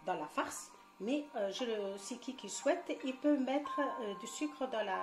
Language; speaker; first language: French; non-native, local second language; Arabic